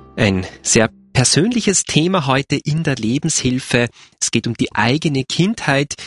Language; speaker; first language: German; native; German